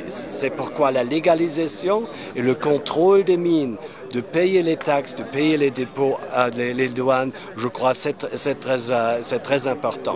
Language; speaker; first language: French; non-native, fluent; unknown